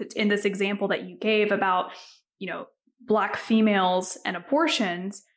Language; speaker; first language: English; native; English